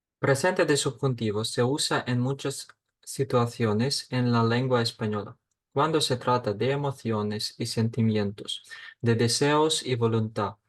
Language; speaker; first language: Spanish; non-native, fluent; Ukrainian